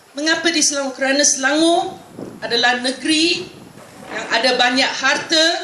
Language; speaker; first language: Malay; non-native, local second language; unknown